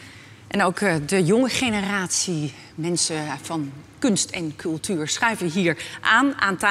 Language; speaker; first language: Dutch; native; Dutch